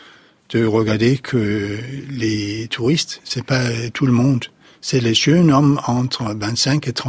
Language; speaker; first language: French; non-native, fluent; Danish